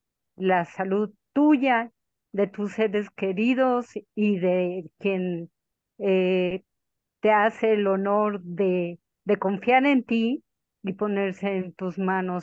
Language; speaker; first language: Spanish; native; Spanish